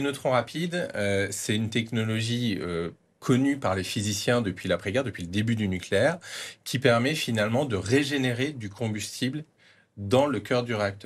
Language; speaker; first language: French; native; French